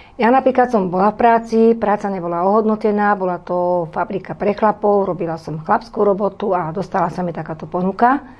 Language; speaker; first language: Slovak; native; Slovak